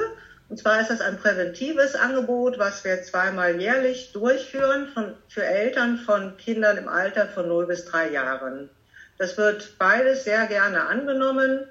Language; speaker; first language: German; native; German